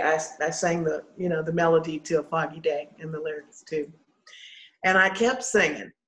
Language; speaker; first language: English; native; English